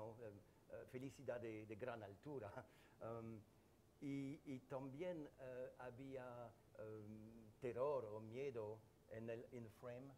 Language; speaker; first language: Spanish; non-native, learner; French